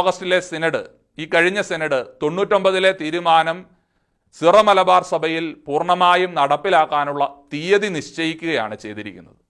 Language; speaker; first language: Malayalam; native; Malayalam